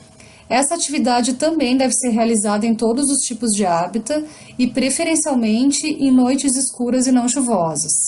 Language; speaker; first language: Portuguese; native; Portuguese